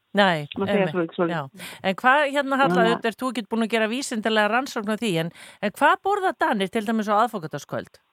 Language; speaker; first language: Icelandic; native; Icelandic